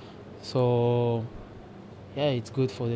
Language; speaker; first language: English; non-native, fluent; French